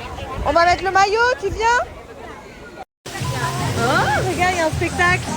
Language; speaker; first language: French; native; French